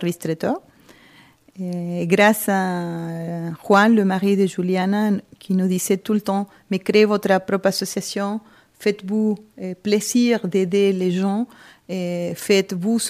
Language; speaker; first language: French; non-native, fluent; Spanish